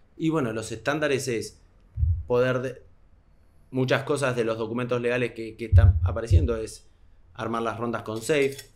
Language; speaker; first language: Spanish; native; Spanish